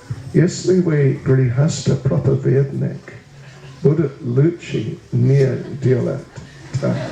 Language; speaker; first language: Russian; non-native, learner; English